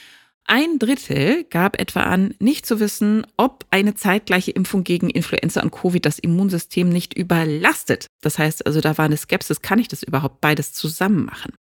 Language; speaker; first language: German; native; German